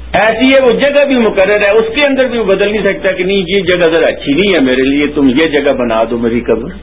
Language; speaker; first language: Urdu; non-native, local second language; Punjabi